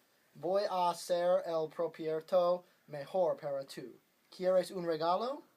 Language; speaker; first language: Spanish; non-native, learner; English